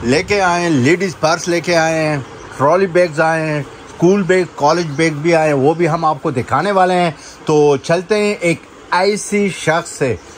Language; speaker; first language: Urdu; non-native, local second language; Pashto